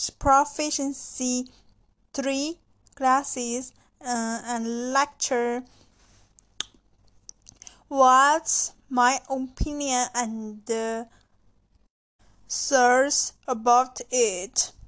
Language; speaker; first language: English; non-native, learner; Chinese